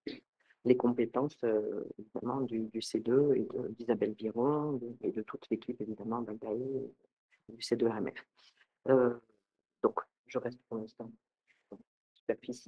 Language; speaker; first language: French; native; French